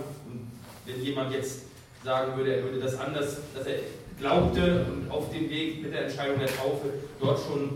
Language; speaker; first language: German; native; German